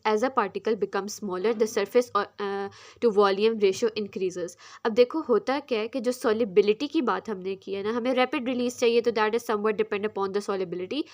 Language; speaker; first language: Hindi; native; Hindi